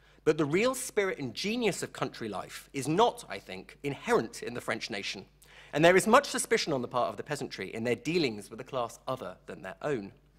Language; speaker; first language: English; native; English